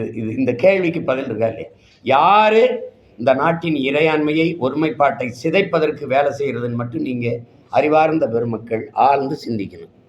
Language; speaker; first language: Tamil; native; Tamil